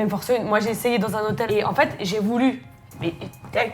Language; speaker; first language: French; native; French